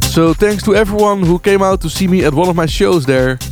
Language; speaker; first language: English; non-native, fluent; Dutch